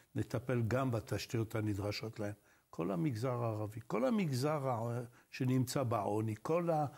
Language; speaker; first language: Hebrew; non-native, fluent; Arabic